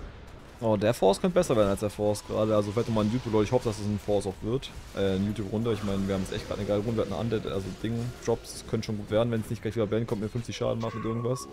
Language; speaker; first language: German; native; German